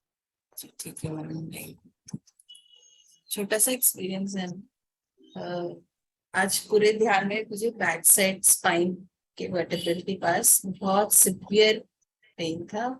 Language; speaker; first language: Hindi; native; Hindi